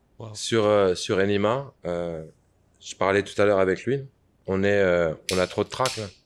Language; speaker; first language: French; native; French